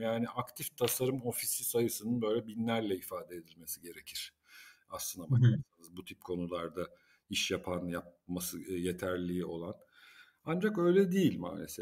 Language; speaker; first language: Turkish; native; Turkish